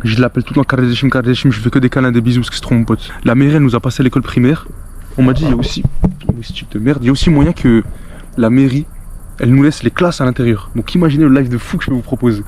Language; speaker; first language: French; native; French